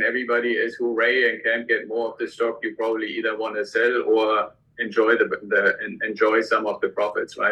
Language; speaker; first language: English; non-native, fluent; German